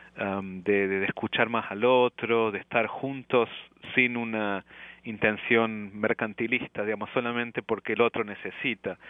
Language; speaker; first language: Spanish; native; Spanish